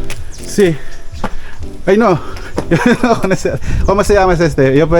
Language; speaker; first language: Spanish; non-native, learner; Filipino